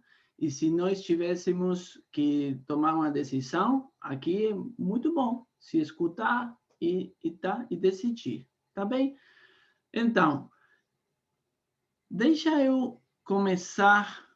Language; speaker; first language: Portuguese; non-native, fluent; Spanish